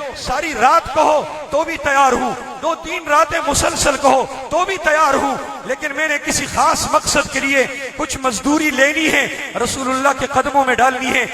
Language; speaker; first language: Urdu; non-native, local second language; Pashto